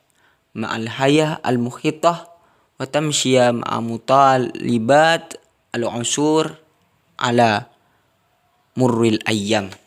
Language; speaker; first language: Arabic; non-native, learner; Indonesian